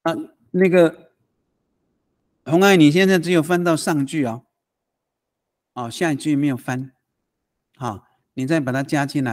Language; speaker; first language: Chinese; native; Chinese